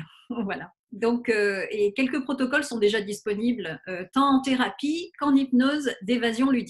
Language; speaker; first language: French; native; French